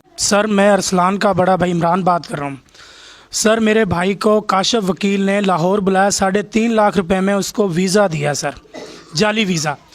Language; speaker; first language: Urdu; non-native, local second language; Punjabi